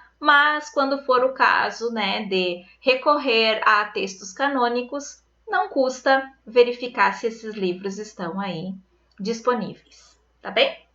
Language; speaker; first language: Portuguese; native; Portuguese